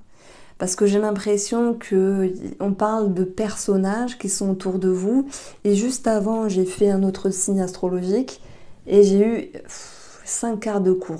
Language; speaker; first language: French; native; French